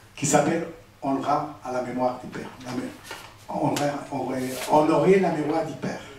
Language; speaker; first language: French; non-native, fluent; Spanish